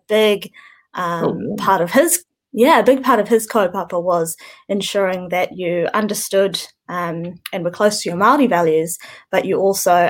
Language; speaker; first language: English; native; English